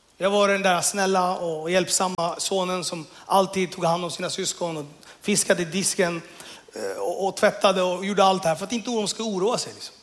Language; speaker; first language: Swedish; early bilingual, other home language; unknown